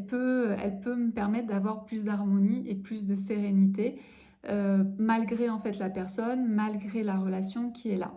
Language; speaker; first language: French; native; French